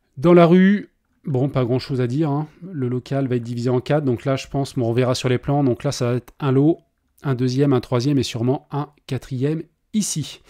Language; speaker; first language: French; native; French